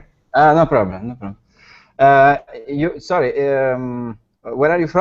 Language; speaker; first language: English; non-native, learner; Italian